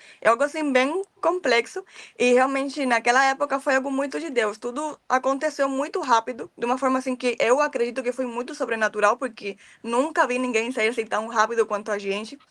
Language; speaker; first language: Portuguese; non-native, fluent; Spanish